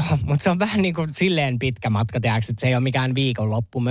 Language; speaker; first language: Finnish; native; Finnish